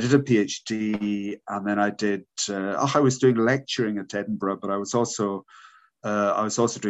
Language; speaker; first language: English; native; English